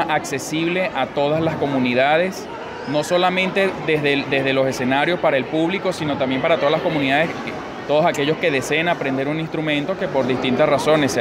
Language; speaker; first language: Spanish; native; Spanish